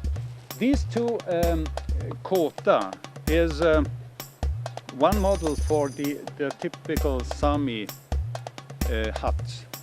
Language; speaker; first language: English; non-native, fluent; Swedish